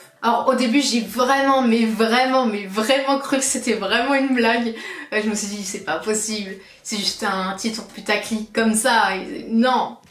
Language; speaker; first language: French; native; French